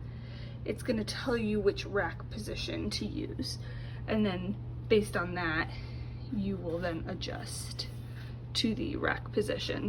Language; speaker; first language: English; native; English